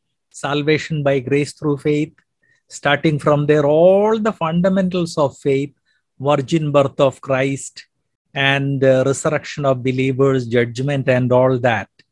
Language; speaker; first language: English; non-native, local second language; Malayalam